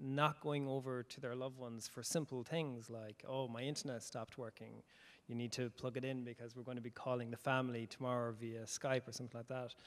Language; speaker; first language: English; native; English